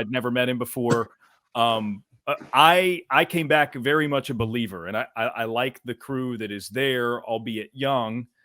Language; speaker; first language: English; native; English